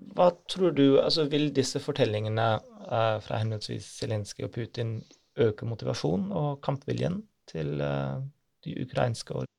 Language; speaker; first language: Norwegian; non-native, fluent; German